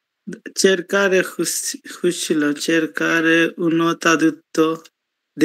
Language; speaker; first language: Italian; non-native, learner; Bangla